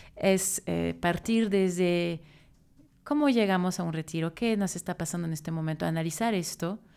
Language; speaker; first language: Spanish; non-native, fluent; French